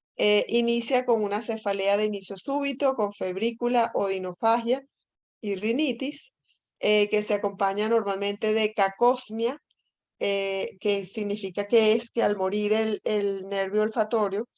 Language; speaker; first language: Spanish; native; Spanish